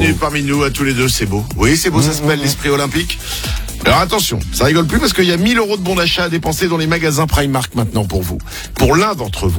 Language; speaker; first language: French; native; French